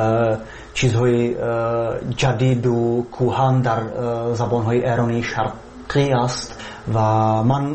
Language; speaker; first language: Persian; non-native, fluent; Czech